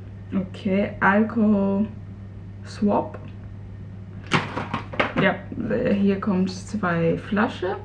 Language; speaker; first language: German; non-native, fluent; Cantonese